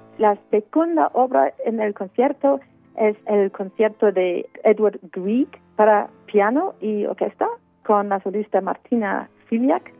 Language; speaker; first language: Spanish; non-native, fluent; English